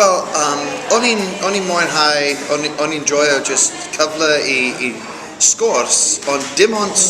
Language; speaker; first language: Welsh; non-native, fluent; English